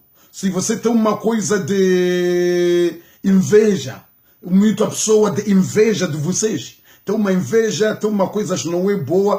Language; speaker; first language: Portuguese; non-native, learner; Comorian